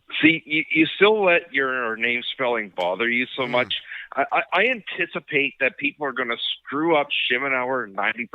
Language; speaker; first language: English; native; English